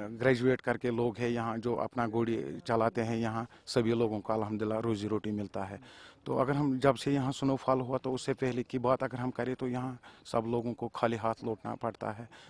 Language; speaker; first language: Hindi; non-native, local second language; Kashmiri